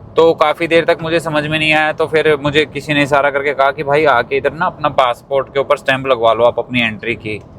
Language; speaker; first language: Hindi; native; Hindi